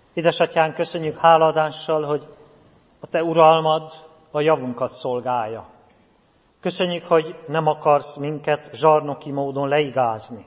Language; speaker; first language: Hungarian; native; Hungarian